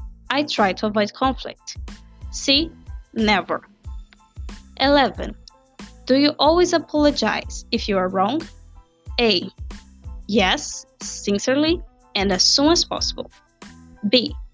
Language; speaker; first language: English; non-native, fluent; Portuguese